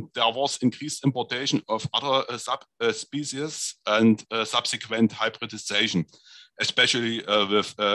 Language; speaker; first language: English; non-native, fluent; German